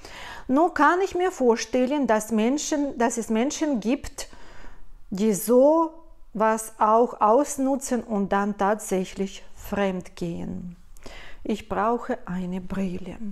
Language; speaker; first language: German; non-native, fluent; Russian